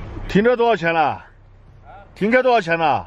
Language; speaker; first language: Chinese; native; Chinese